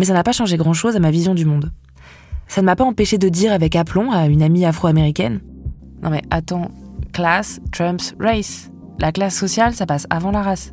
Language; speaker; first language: French; native; French